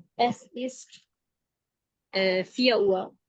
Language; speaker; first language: German; non-native, learner; Urdu